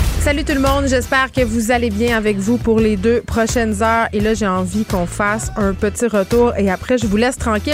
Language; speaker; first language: French; native; French